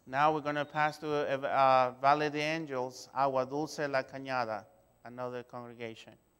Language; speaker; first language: English; non-native, fluent; Spanish